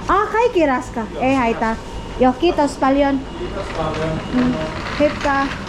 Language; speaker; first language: Finnish; non-native, learner; Cebuano